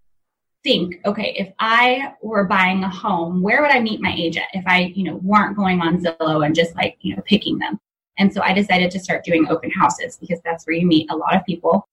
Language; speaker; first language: English; native; English